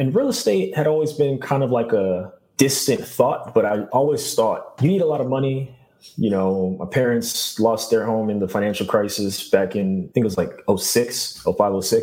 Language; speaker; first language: English; native; English